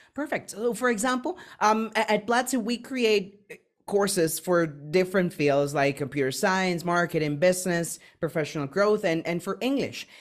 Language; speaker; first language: English; non-native, fluent; Spanish